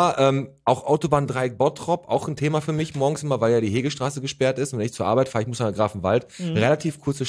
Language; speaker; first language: German; native; German